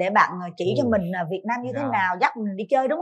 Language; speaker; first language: Vietnamese; native; Vietnamese